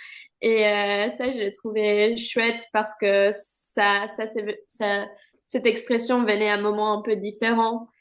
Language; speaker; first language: French; non-native, fluent; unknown